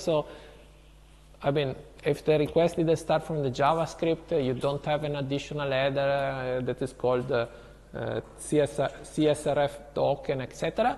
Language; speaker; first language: English; non-native, fluent; Italian